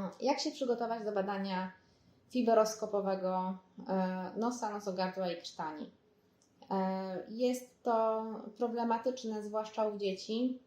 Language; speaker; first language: Polish; native; Polish